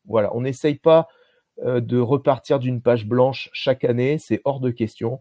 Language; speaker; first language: French; native; French